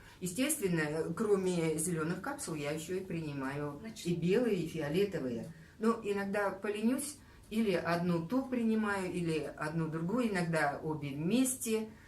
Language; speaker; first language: Russian; native; Russian